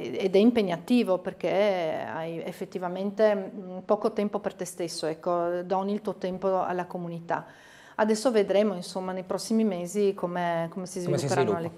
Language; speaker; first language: Italian; native; Italian